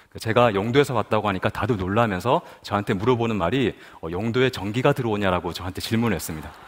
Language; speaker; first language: Korean; native; Korean